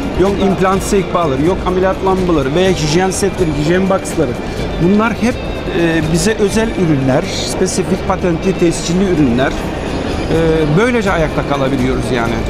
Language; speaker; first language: Turkish; early bilingual, heritage; Turkish